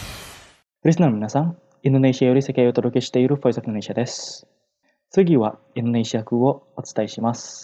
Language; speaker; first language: Japanese; non-native, fluent; Indonesian